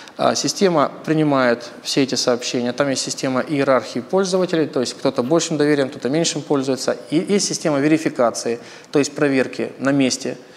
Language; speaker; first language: Russian; native; Russian